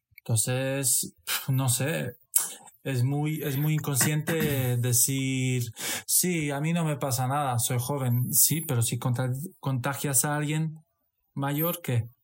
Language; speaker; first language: Spanish; non-native, fluent; Romanian